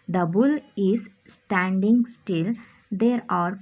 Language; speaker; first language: English; non-native, local second language; Kannada